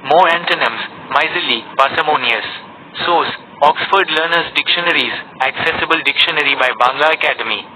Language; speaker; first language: English; non-native, local second language; Bangla